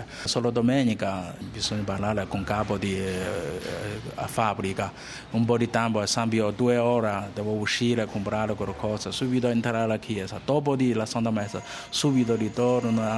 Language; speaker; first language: Italian; non-native, learner; Chinese